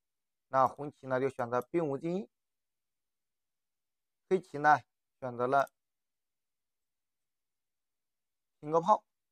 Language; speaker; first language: Chinese; native; Chinese